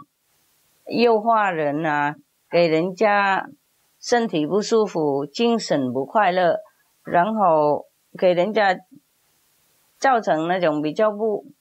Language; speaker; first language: Chinese; non-native, fluent; Vietnamese